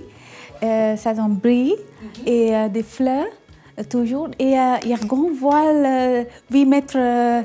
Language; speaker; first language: French; non-native, learner; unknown